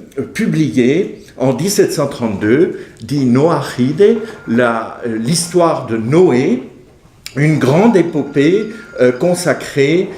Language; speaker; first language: French; native; French